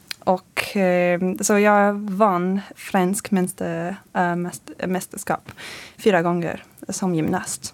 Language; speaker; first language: Swedish; non-native, fluent; French